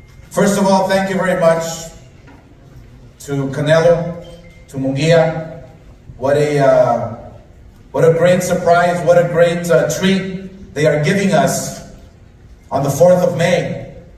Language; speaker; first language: English; early bilingual, other home language; Spanish